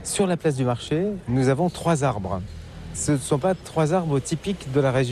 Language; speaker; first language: French; native; French